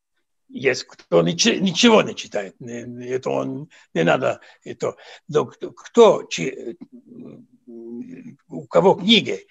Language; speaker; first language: Russian; non-native, fluent; Serbian